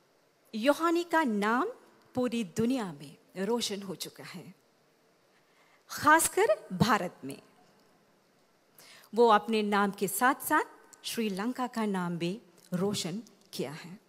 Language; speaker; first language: Hindi; non-native, fluent; Sinhala